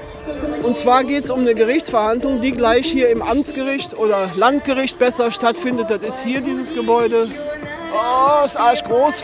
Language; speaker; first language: German; native; German